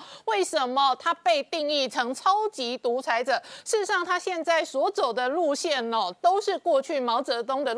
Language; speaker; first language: Chinese; native; Chinese